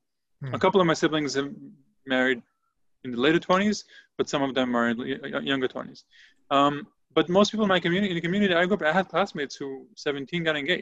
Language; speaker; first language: English; non-native, fluent; Hebrew